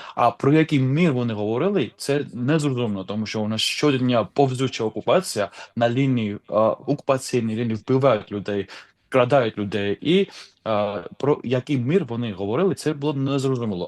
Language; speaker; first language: Ukrainian; non-native, fluent; Georgian